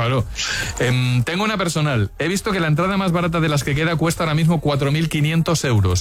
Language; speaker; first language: Spanish; native; Spanish